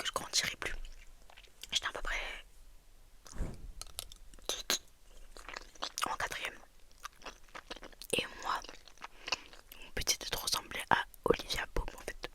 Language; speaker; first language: French; native; French